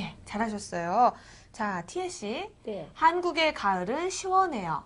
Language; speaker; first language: Korean; native; Korean